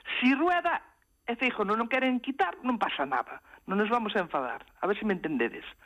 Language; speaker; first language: Galician; non-native, local second language; Spanish